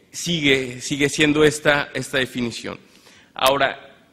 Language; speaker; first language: Spanish; native; Spanish